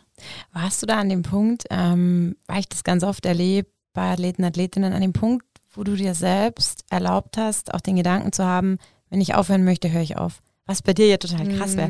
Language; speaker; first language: German; native; German